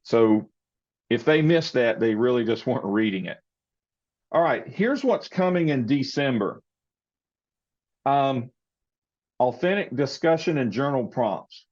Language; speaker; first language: English; native; English